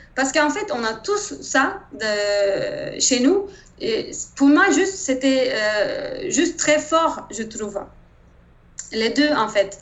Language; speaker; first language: French; non-native, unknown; Turkish